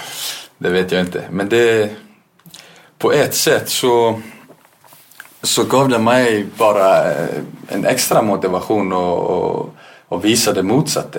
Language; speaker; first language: Swedish; non-native, fluent; Icelandic